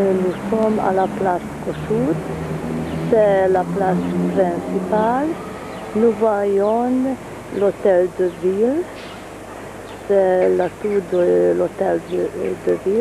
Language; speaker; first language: French; non-native, fluent; Hungarian